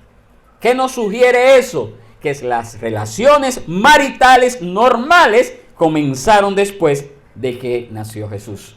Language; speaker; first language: Spanish; native; Spanish